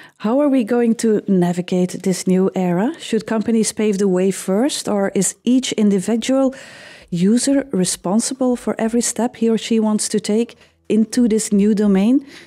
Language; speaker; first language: English; non-native, fluent; Dutch